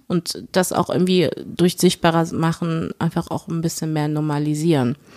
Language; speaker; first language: German; early bilingual, other home language; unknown